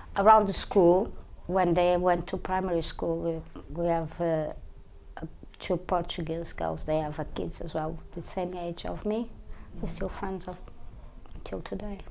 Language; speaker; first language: English; non-native, learner; Portuguese